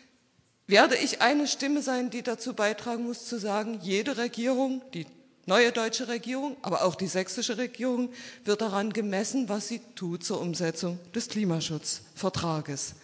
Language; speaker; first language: German; native; German